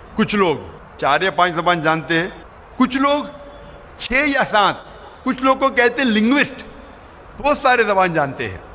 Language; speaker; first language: Urdu; non-native, local second language; Konkani